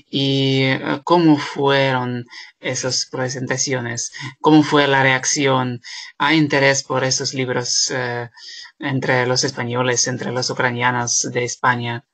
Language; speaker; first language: Spanish; non-native, fluent; Ukrainian